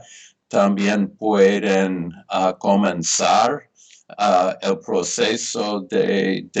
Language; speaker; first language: Spanish; non-native, fluent; English